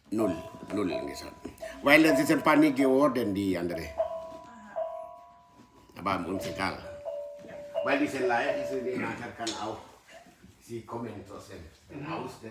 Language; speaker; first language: German; non-native, learner; Indonesian